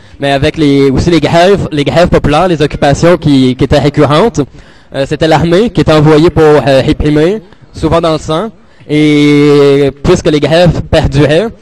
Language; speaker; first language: French; native; French